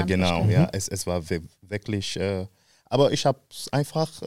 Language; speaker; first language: German; non-native, fluent; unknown